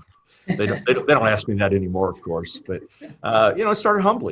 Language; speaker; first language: English; native; English